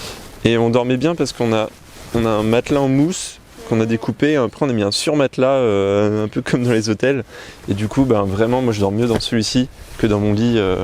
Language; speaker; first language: French; native; French